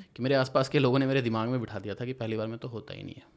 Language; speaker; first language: Hindi; native; Hindi